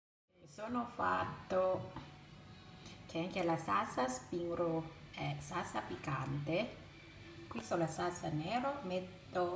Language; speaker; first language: Italian; non-native, learner; Thai